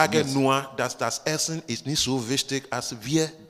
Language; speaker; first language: German; non-native, learner; Russian